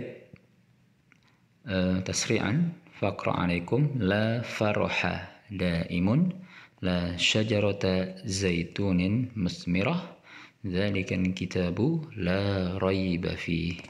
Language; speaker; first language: Arabic; non-native, fluent; Indonesian